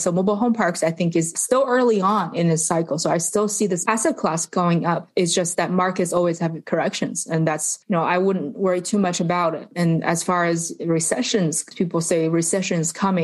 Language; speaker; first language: English; non-native, fluent; Chinese